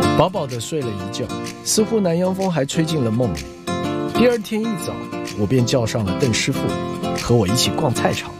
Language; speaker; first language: Chinese; native; Chinese